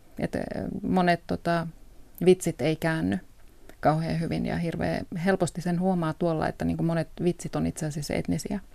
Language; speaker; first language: Finnish; early bilingual, heritage; Finnish